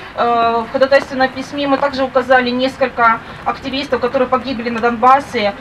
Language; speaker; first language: Russian; native; Russian